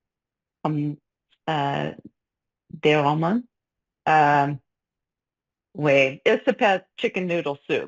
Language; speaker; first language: French; non-native, fluent; English